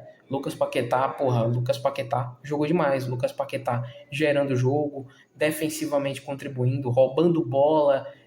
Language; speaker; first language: Portuguese; native; Portuguese